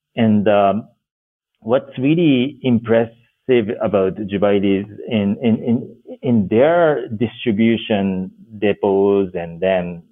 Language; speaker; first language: English; non-native, fluent; Japanese